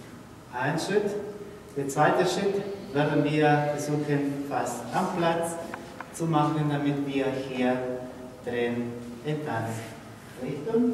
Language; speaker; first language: German; non-native, fluent; Spanish